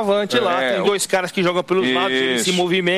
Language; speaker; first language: Portuguese; native; Portuguese